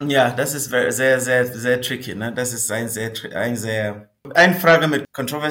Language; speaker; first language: German; non-native, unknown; Northern Sotho